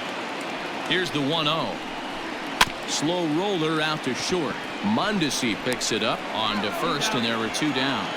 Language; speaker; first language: English; native; English